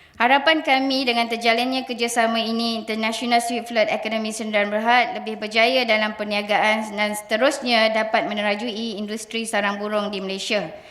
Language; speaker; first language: Malay; native; Malay